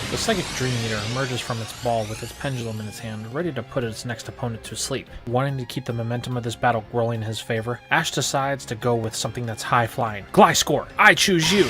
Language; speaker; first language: English; native; English